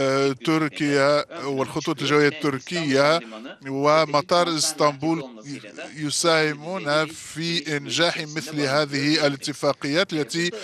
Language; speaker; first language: Arabic; non-native, fluent; Turkish